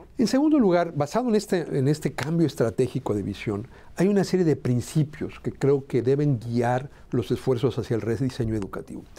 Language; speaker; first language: Spanish; native; Spanish